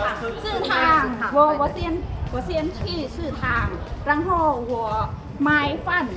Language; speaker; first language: Chinese; non-native, learner; Khmer